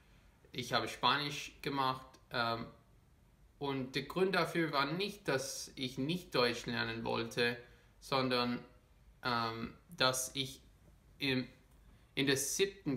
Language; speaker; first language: German; non-native, fluent; English